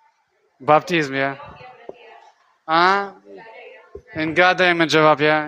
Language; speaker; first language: Indonesian; non-native, learner; Russian